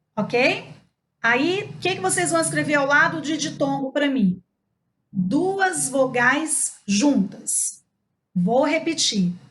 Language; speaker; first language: Portuguese; native; Portuguese